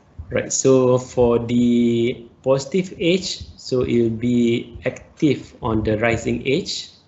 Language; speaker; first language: English; non-native, local second language; Malay